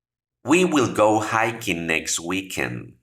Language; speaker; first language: English; non-native, fluent; Spanish